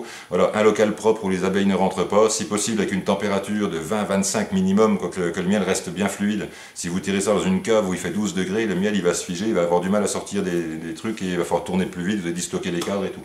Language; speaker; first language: French; native; French